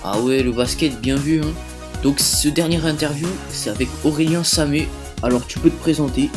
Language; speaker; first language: French; native; French